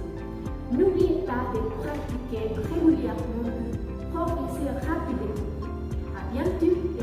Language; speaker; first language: French; non-native, learner; Spanish